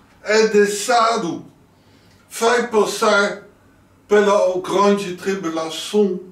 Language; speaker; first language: Portuguese; non-native, learner; Dutch